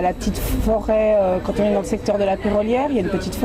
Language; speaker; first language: French; native; French